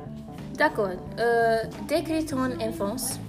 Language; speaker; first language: French; non-native, learner; English